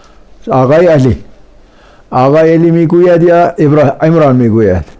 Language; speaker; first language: Persian; non-native, fluent; Urdu